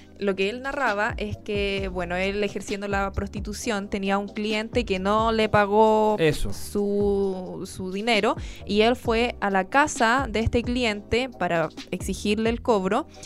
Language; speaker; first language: Spanish; native; Spanish